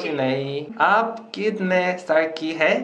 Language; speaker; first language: Hindi; non-native, learner; Korean